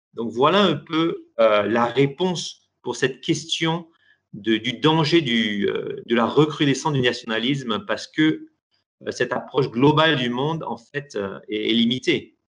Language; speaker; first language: French; non-native, local second language; Persian